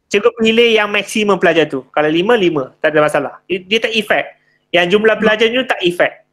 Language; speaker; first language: Malay; non-native, local second language; Tamil